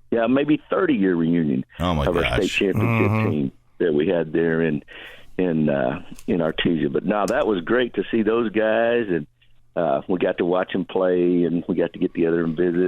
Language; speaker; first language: English; native; English